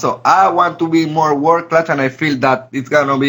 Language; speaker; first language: English; non-native, local second language; Spanish